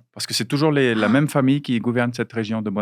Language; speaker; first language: French; non-native, fluent; Portuguese